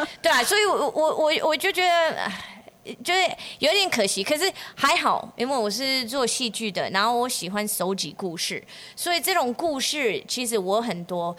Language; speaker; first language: Chinese; non-native, fluent; English